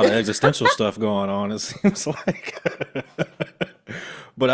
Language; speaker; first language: English; native; English